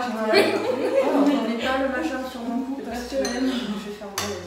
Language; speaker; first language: French; non-native, fluent; Spanish